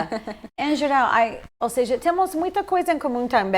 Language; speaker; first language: Portuguese; non-native, fluent; English